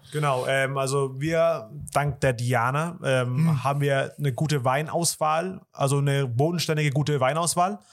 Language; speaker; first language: German; early bilingual, other home language; Vietnamese